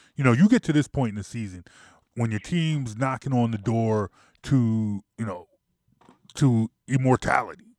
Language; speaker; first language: English; native; English